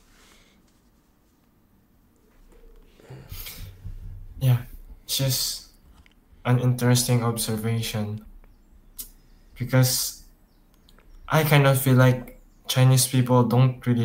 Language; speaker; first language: English; non-native, local second language; Chinese